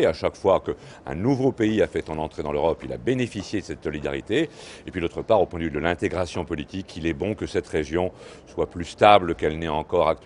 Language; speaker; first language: French; native; French